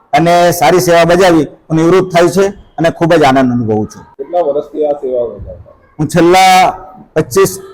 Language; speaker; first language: Gujarati; native; Gujarati